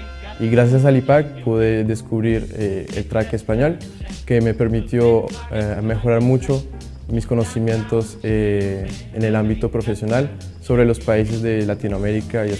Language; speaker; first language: Spanish; early bilingual, other home language; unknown